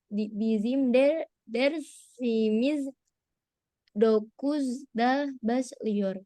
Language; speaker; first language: Turkish; non-native, learner; Indonesian